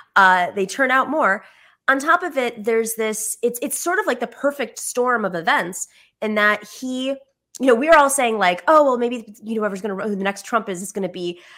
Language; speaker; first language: English; early bilingual, other home language; Greek